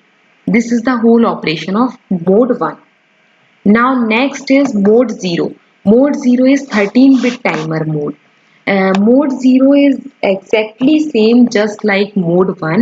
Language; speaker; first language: English; non-native, local second language; Hindi